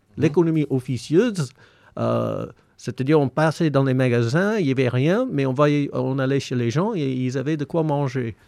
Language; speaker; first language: French; non-native, fluent; English